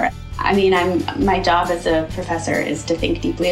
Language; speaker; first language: English; early bilingual, other home language; Ukrainian